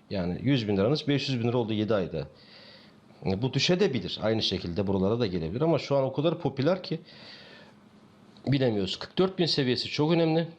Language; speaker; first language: Turkish; native; Turkish